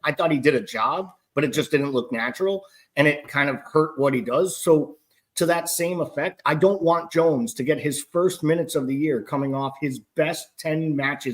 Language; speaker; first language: English; native; English